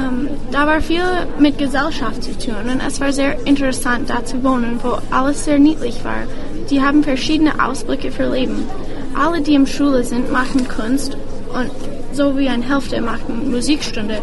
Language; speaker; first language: German; non-native, learner; English